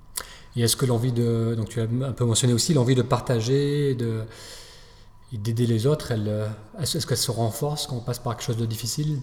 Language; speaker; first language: French; native; French